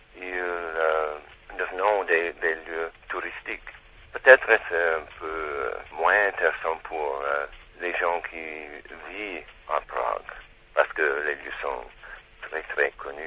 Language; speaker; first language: French; non-native, learner; Czech